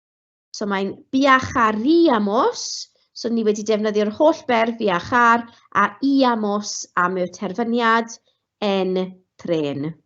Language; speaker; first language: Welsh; non-native, local second language; English